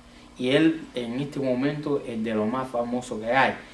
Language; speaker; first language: Spanish; non-native, fluent; English